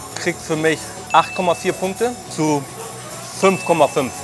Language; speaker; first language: German; native; German